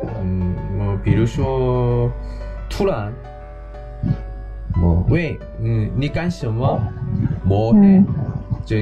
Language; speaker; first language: Chinese; non-native, learner; Korean